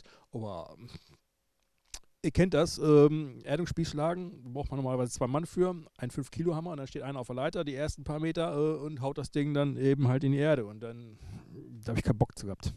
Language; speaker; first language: German; native; German